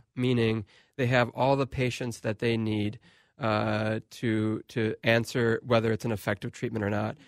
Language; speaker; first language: English; native; English